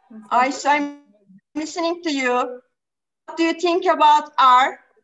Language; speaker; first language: English; non-native, fluent; Turkish